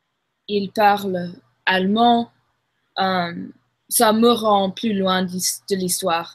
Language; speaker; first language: French; non-native, learner; English